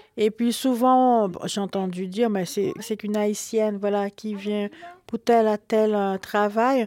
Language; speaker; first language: French; non-native, local second language; Haitian Creole